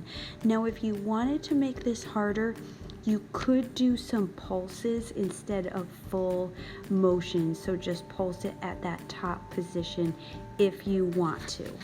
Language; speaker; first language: English; native; English